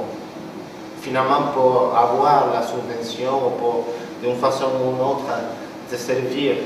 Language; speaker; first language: French; non-native, fluent; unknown